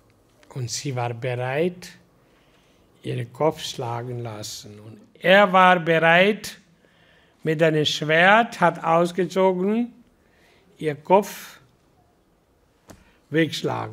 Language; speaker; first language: German; non-native, learner; Hindi